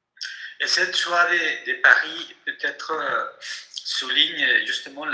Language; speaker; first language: French; non-native, fluent; Spanish